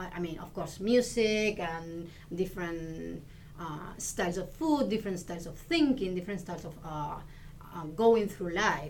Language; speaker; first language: English; non-native, fluent; Spanish